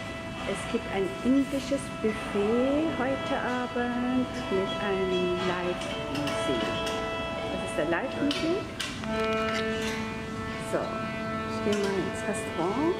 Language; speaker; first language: German; non-native, fluent; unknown